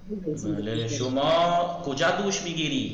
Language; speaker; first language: Persian; non-native, fluent; Urdu